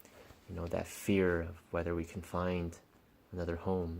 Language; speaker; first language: English; native; English